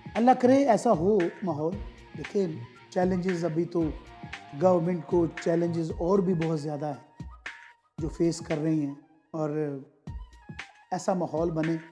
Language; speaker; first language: Urdu; non-native, local second language; Punjabi